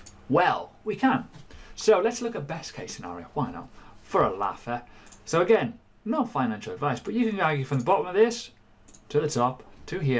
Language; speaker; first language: English; native; English